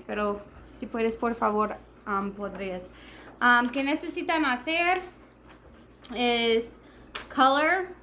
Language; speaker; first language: Spanish; non-native, learner; English